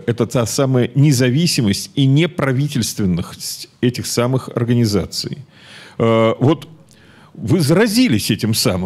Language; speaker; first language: Russian; native; Russian